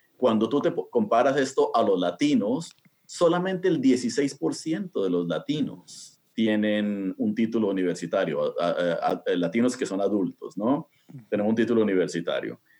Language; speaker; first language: Spanish; native; Spanish